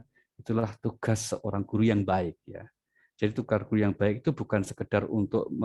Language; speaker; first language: Indonesian; native; Indonesian